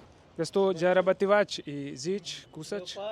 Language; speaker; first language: Russian; non-native, learner; Hindi